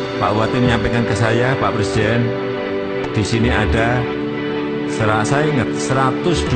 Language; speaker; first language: Indonesian; native; Indonesian